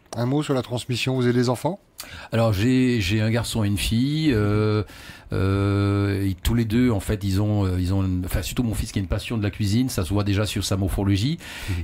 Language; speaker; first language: French; native; French